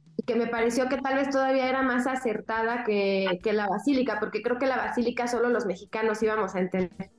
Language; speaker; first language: Spanish; native; Spanish